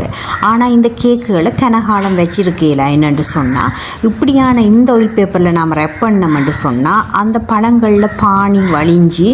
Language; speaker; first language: Tamil; native; Tamil